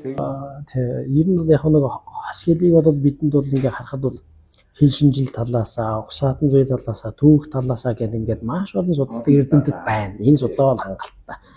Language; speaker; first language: Mongolian; non-native, local second language; Kazakh